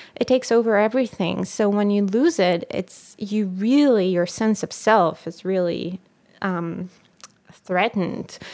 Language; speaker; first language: English; non-native, fluent; Hebrew